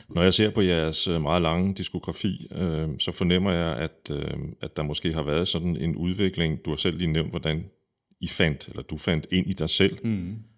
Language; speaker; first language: Danish; native; Danish